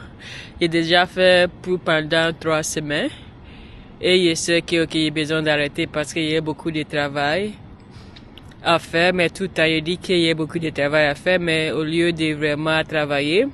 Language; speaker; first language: French; non-native, learner; English